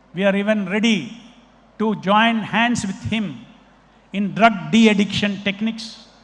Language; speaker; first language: English; non-native, local second language; Telugu